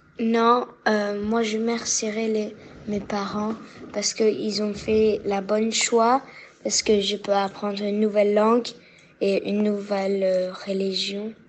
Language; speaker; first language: French; early bilingual, heritage; French